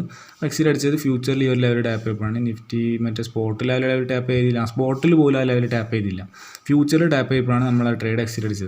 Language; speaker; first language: Malayalam; native; Malayalam